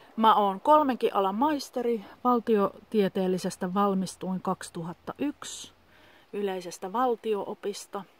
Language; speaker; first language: Finnish; native; Finnish